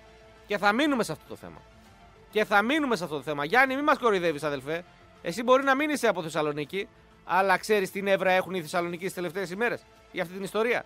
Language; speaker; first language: Greek; native; Greek